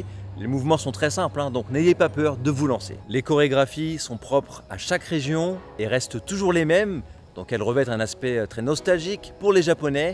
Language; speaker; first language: French; native; French